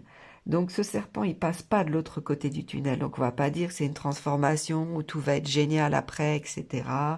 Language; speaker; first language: French; native; French